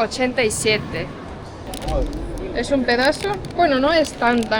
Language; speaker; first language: Spanish; non-native, fluent; Estonian